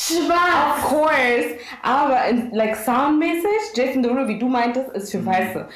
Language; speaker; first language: German; early bilingual, other home language; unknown